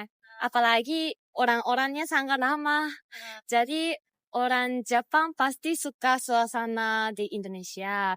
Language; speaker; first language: Indonesian; non-native, fluent; Japanese